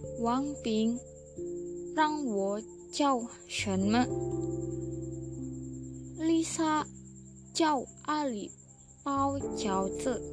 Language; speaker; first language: Chinese; non-native, learner; Vietnamese